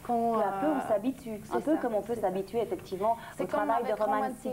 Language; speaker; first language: French; native; French